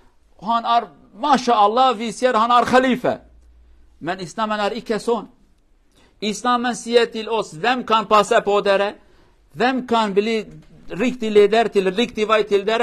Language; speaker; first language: Norwegian; non-native, fluent; Kurdish